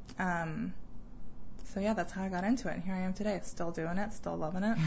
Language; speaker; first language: English; native; English